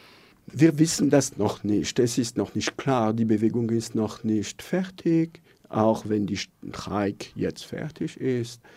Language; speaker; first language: German; non-native, local second language; French